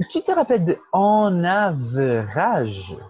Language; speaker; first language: French; non-native, fluent; Portuguese